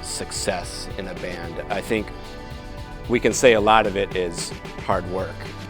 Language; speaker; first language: English; native; English